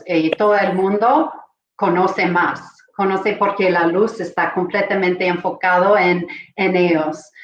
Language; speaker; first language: Spanish; non-native, fluent; English